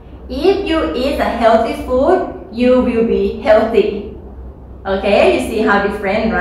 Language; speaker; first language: English; non-native, learner; Thai